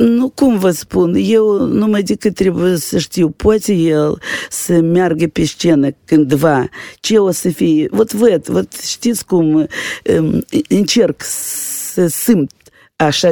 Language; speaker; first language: Romanian; non-native, local second language; Russian